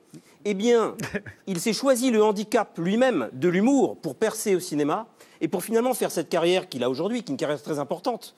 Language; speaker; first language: French; native; French